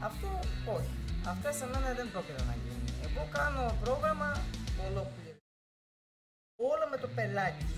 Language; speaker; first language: Greek; non-native, learner; Russian